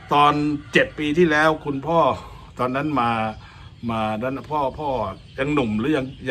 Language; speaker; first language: Thai; native; Thai